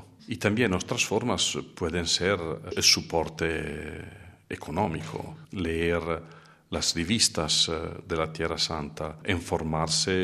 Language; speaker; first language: Spanish; non-native, fluent; Italian